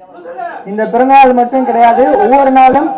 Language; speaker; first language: Tamil; native; Tamil